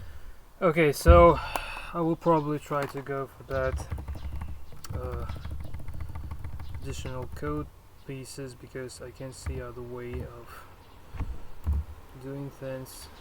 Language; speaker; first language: English; non-native, fluent; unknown